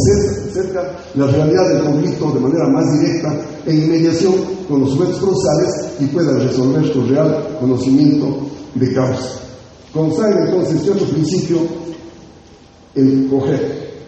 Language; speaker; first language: Spanish; native; Spanish